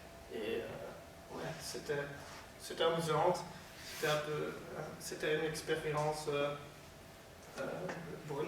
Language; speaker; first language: French; non-native, learner; Dutch